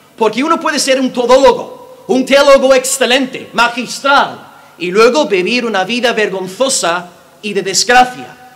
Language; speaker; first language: Spanish; non-native, fluent; English